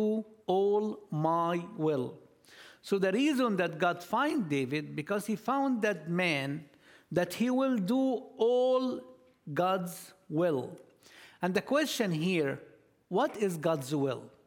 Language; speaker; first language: English; non-native, fluent; Arabic